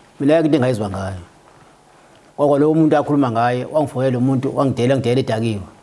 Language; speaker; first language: Zulu; native; Zulu